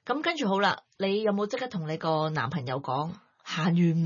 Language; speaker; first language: Cantonese; native; Cantonese